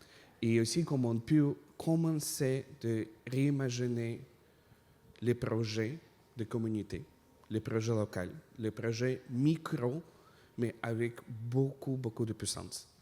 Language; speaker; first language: French; non-native, fluent; Russian